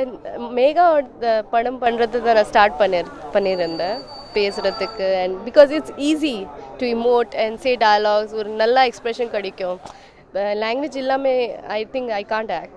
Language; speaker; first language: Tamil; non-native, learner; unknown